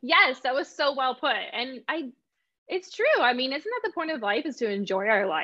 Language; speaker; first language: English; native; English